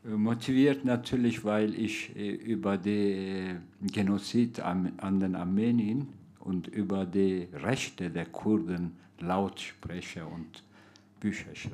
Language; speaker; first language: German; non-native, fluent; Turkish